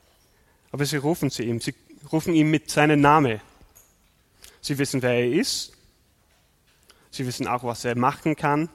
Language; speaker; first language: German; non-native, fluent; English